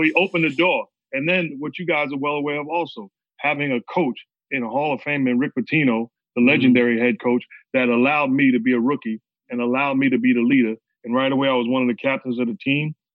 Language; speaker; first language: English; native; English